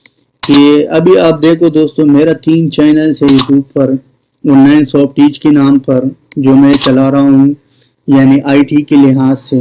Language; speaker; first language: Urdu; non-native, local second language; Pashto